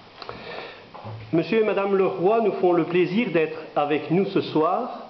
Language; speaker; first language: French; native; French